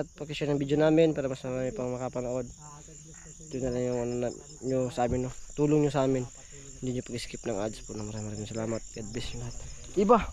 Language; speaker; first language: Filipino; non-native, local second language; Cebuano